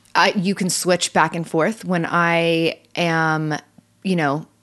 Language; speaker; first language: English; native; English